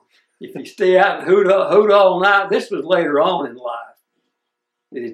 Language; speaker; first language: English; native; English